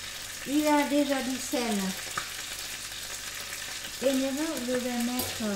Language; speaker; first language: French; non-native, learner; Vietnamese